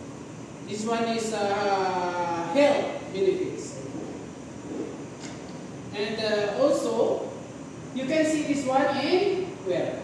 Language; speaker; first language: English; non-native, local second language; Filipino